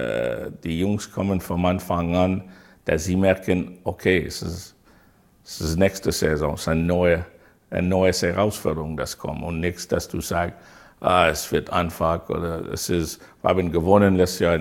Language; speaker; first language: German; non-native, learner; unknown